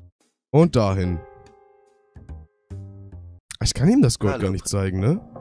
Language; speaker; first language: German; native; German